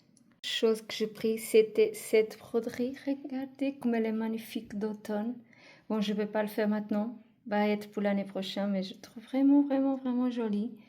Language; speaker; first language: French; non-native, fluent; Portuguese